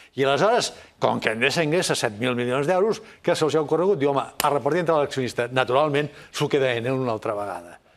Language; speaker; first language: Catalan; native; Catalan